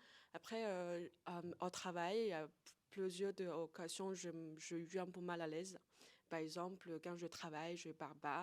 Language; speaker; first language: French; non-native, learner; Chinese